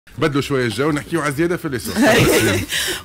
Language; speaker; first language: Arabic; native; Arabic